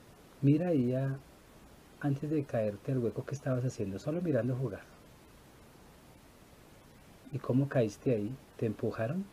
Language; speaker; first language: Spanish; native; Spanish